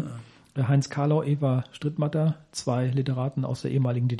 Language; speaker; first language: German; native; German